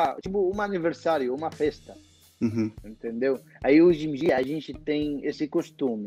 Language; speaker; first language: Portuguese; non-native, fluent; Arabic